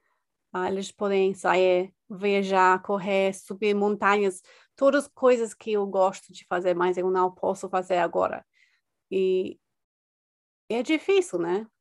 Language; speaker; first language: Portuguese; non-native, fluent; English